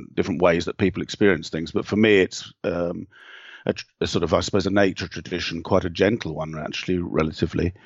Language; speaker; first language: English; native; English